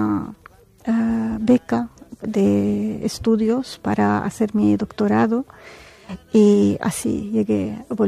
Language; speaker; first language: Spanish; non-native, fluent; Arabic